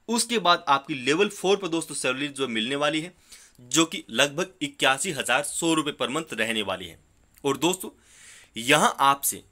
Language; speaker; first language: Hindi; native; Hindi